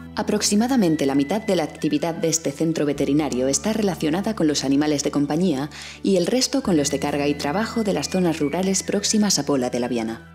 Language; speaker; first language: Spanish; native; Spanish